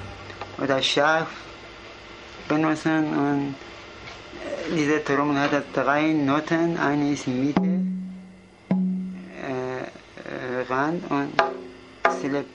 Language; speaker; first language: German; non-native, fluent; Kurdish